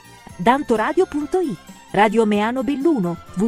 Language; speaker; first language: Italian; native; Italian